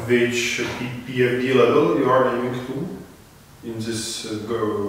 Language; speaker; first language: English; non-native, fluent; Czech